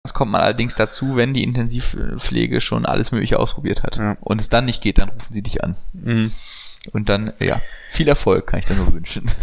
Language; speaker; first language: German; native; German